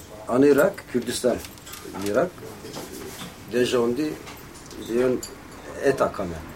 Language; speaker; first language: French; non-native, learner; Kurdish